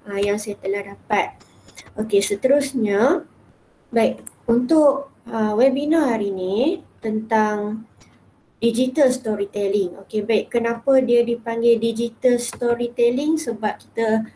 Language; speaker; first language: Malay; native; Malay